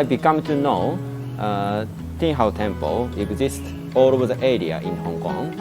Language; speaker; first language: English; non-native, learner; Japanese